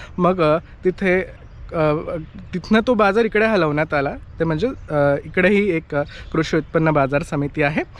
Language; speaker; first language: Marathi; native; Marathi